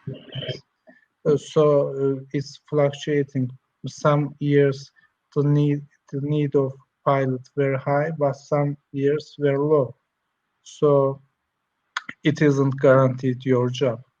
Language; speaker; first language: English; non-native, learner; Turkish